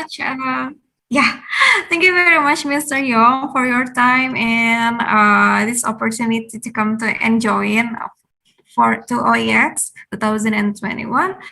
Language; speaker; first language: English; non-native, fluent; Indonesian